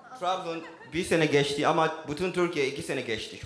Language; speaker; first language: Turkish; non-native, learner; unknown